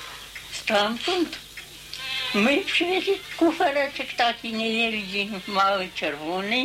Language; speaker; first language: Polish; early bilingual, heritage; Polish